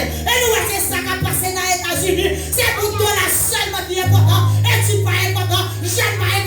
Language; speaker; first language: French; non-native, local second language; Haitian Creole